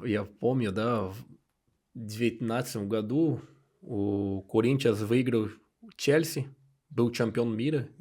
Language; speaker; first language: Russian; non-native, learner; Portuguese